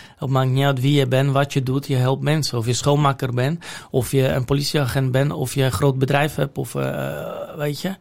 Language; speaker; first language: Dutch; non-native, fluent; Polish